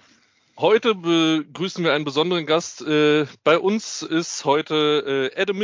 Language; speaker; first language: German; native; German